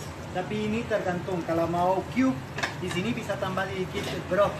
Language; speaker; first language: Indonesian; non-native, learner; Spanish